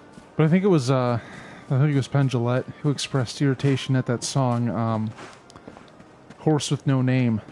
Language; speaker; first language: English; native; English